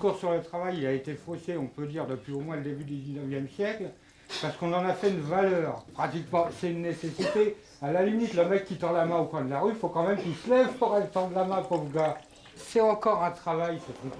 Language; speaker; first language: French; non-native, fluent; Persian